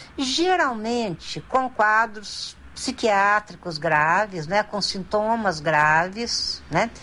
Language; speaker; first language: Portuguese; native; Portuguese